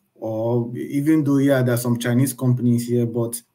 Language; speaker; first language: English; non-native, local second language; Igbo